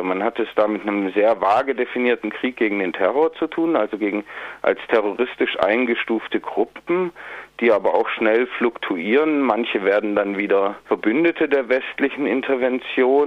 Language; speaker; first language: German; native; German